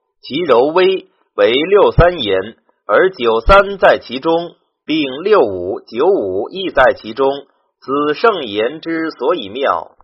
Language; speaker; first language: Chinese; native; Chinese